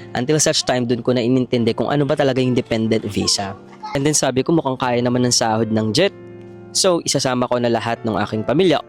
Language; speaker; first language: Filipino; native; Filipino